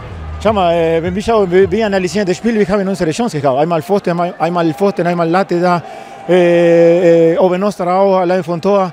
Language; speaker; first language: German; non-native, fluent; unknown